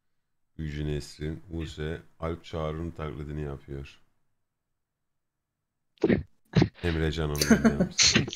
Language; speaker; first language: Turkish; native; Turkish